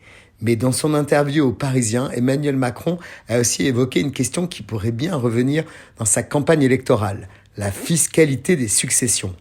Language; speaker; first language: French; native; French